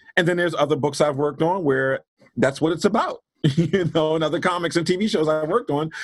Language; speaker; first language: English; native; English